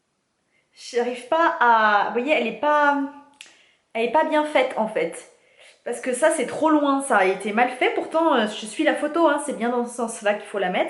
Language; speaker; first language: French; native; French